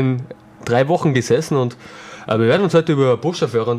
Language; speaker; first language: German; native; German